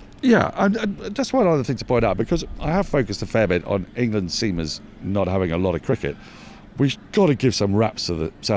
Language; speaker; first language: English; native; English